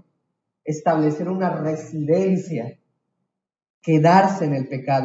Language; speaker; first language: Spanish; native; Spanish